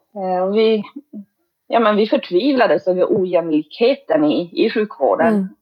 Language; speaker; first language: Swedish; native; Swedish